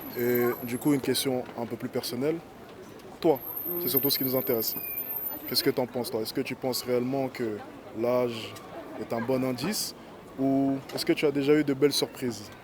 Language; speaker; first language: French; native; French